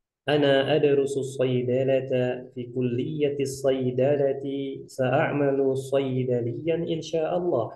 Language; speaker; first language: Arabic; non-native, fluent; Indonesian